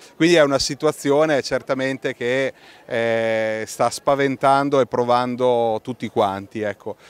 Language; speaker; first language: Italian; native; Italian